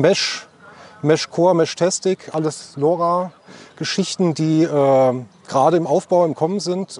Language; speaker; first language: German; native; German